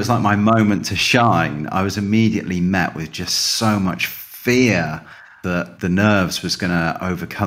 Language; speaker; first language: English; native; English